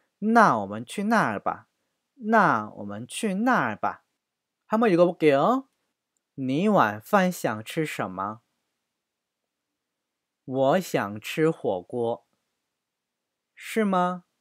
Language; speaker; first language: Chinese; non-native, fluent; Korean